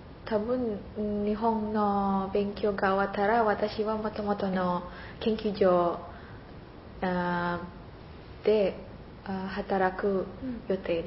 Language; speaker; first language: Japanese; non-native, learner; Indonesian